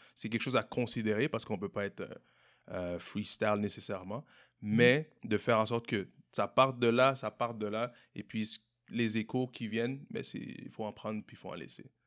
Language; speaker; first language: French; native; French